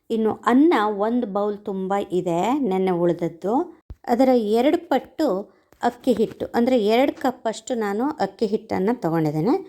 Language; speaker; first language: Kannada; non-native, local second language; Konkani